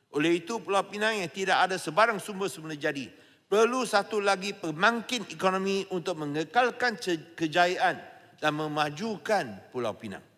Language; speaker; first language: Malay; non-native, local second language; Chinese